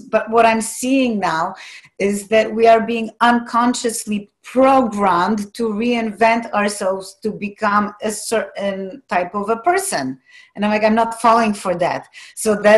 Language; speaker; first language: English; non-native, fluent; Polish